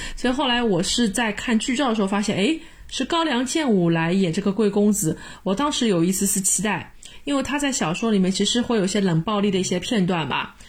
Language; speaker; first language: Chinese; native; Chinese